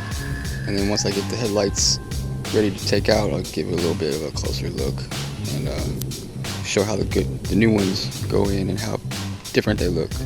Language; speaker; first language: English; native; English